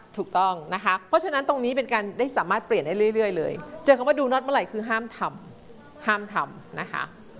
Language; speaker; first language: Thai; native; Thai